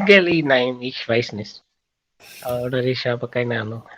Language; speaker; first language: German; non-native, learner; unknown